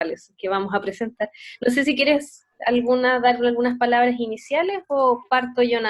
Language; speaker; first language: Spanish; native; Spanish